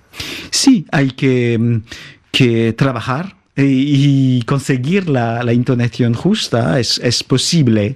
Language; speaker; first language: Spanish; non-native, fluent; French